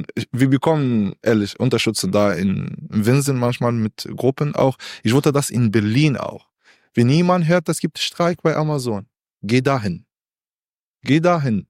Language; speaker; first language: German; non-native, learner; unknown